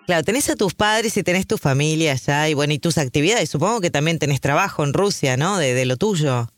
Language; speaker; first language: Spanish; native; Spanish